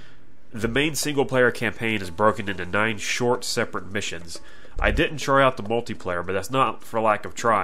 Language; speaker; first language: English; native; English